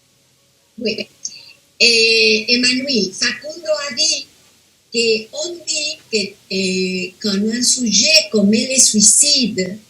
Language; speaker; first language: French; non-native, fluent; Spanish